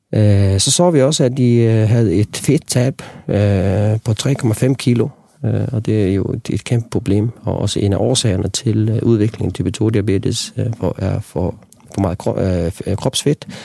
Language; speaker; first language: Danish; non-native, local second language; Faroese